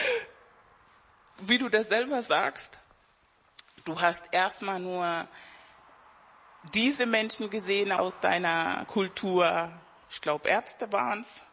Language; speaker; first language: German; non-native, fluent; Spanish